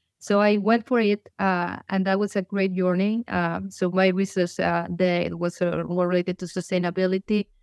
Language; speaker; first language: English; non-native, fluent; Galician